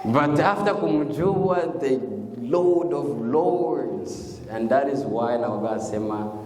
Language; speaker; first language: English; non-native, local second language; Swahili